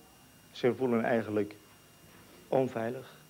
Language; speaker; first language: Dutch; non-native, learner; Turkish